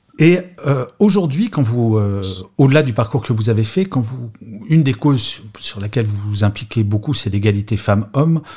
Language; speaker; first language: French; native; French